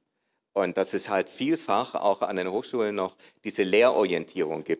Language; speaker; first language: German; native; German